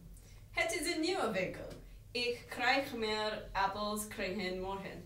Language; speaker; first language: Dutch; non-native, learner; English